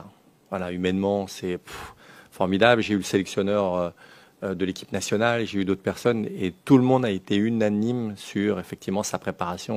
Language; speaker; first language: French; native; French